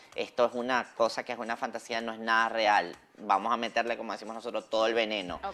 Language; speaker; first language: Spanish; native; Spanish